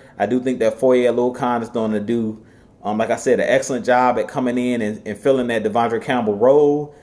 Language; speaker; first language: English; native; English